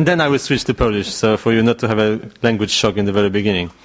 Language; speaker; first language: English; non-native, fluent; Polish